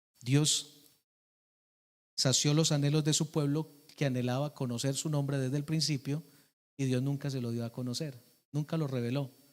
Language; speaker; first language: Spanish; native; Spanish